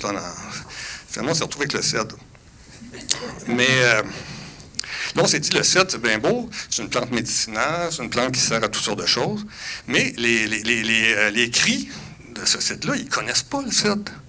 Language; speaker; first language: French; native; French